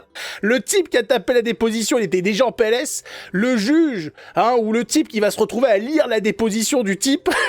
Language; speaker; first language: French; native; French